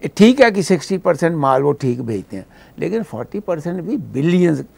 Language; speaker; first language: Hindi; native; Hindi